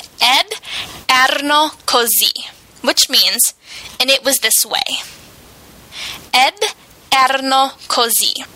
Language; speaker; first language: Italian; non-native, fluent; English